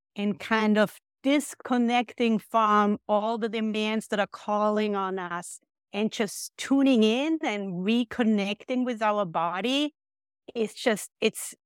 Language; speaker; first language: English; non-native, fluent; German